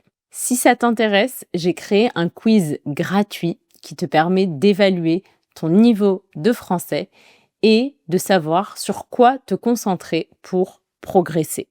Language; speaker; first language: French; native; French